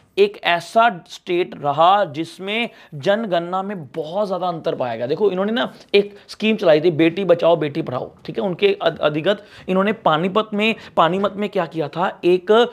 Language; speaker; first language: Hindi; non-native, local second language; Punjabi